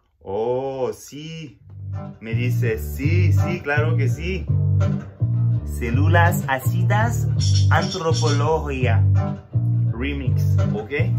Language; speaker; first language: Spanish; non-native, learner; French